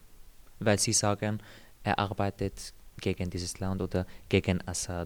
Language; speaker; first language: German; non-native, fluent; Arabic